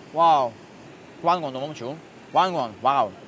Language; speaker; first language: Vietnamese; non-native, learner; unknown